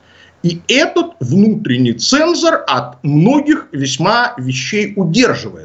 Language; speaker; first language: Russian; native; Russian